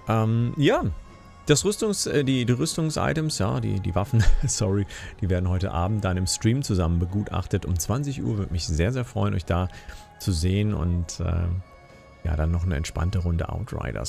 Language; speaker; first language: German; native; German